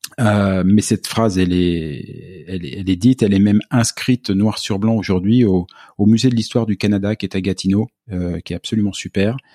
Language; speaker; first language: French; native; French